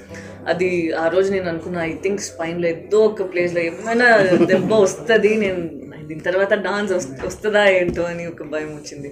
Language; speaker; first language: Telugu; non-native, fluent; Tamil